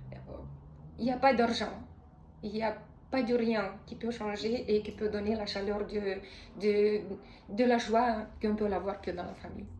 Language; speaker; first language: French; non-native, fluent; Romanian